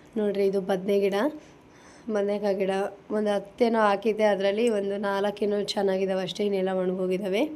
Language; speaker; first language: Kannada; native; Kannada